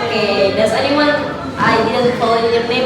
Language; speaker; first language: English; non-native, learner; Indonesian